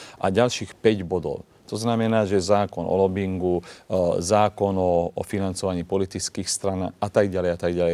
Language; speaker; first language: Slovak; non-native, local second language; Hungarian